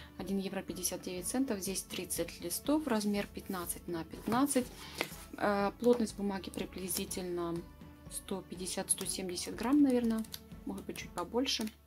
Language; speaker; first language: Russian; native; Russian